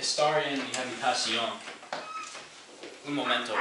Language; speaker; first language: Spanish; non-native, learner; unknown